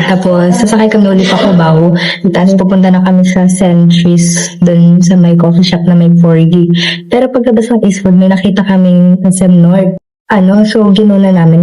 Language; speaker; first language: Filipino; native; Filipino